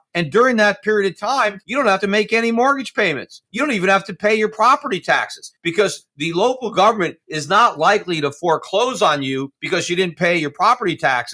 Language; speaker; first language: English; native; English